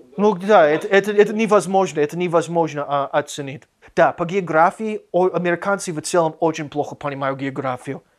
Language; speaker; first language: Russian; non-native, fluent; English